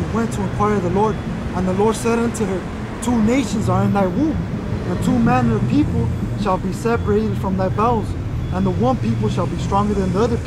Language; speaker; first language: English; native; English